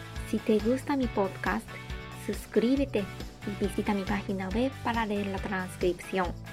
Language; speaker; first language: Spanish; non-native, fluent; Japanese